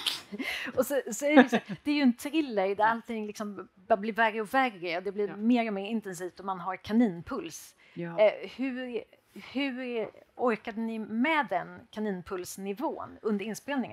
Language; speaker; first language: Swedish; native; Swedish